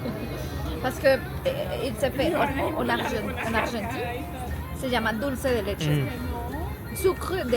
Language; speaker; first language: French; non-native, fluent; Spanish